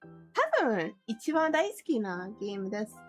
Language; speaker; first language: Japanese; non-native, learner; English